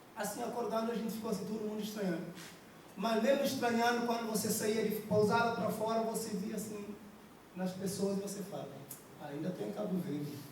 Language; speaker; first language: Portuguese; non-native, local second language; Kabuverdianu